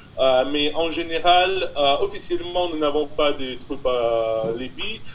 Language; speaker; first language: French; non-native, fluent; Russian